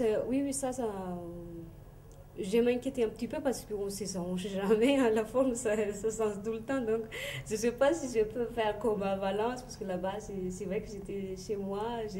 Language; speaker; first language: French; non-native, local second language; Malagasy